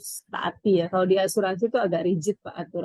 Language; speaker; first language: Indonesian; native; Indonesian